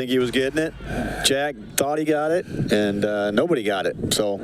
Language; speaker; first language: English; native; English